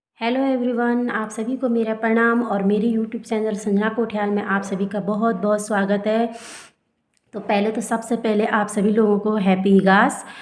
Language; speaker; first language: Hindi; non-native, local second language; Garhwali